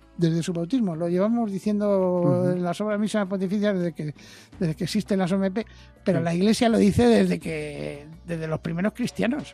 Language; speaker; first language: Spanish; native; Spanish